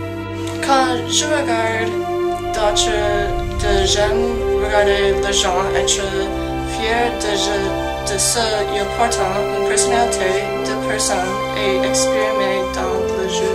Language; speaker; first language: French; non-native, learner; English